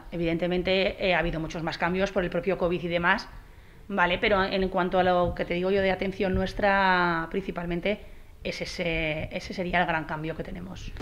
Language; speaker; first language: Spanish; native; Spanish